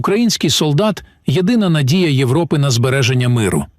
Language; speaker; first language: Ukrainian; native; Ukrainian